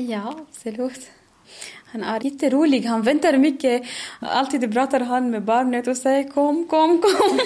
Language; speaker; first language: Swedish; non-native, learner; Arabic